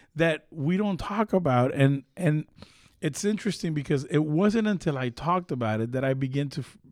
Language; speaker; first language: English; early bilingual, other home language; Spanish